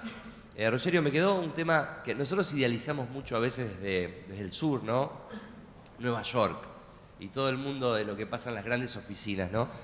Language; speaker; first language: Spanish; native; Spanish